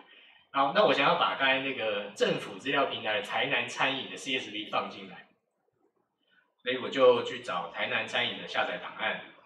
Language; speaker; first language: Chinese; native; Chinese